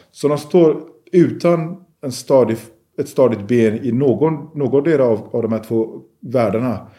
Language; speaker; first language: Swedish; early bilingual, other home language; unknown